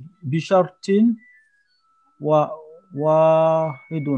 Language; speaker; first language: Arabic; non-native, learner; French